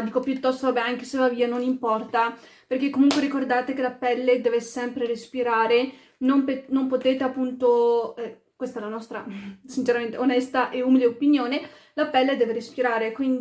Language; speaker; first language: Italian; early bilingual, other home language; Arabic